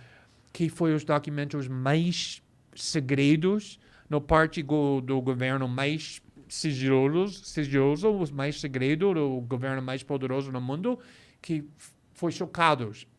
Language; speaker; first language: Portuguese; non-native, fluent; English